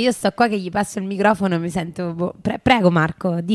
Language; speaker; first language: Italian; native; Italian